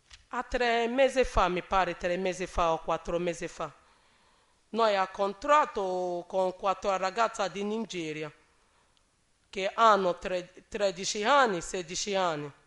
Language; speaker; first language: Italian; non-native, learner; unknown